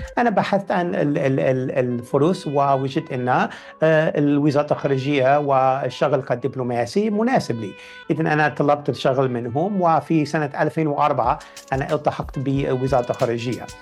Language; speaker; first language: Arabic; non-native, fluent; English